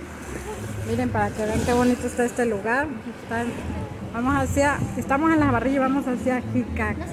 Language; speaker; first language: Spanish; native; Spanish